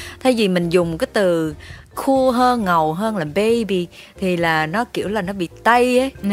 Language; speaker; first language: Vietnamese; native; Vietnamese